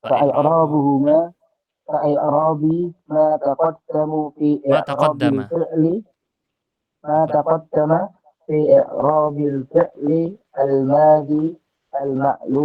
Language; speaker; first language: Arabic; non-native, learner; Indonesian